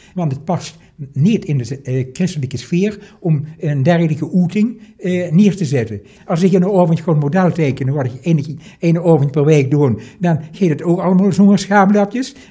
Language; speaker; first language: Dutch; native; Dutch